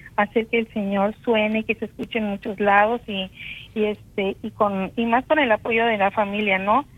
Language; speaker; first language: Spanish; native; Spanish